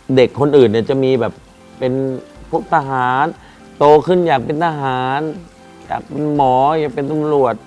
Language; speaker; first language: Thai; native; Thai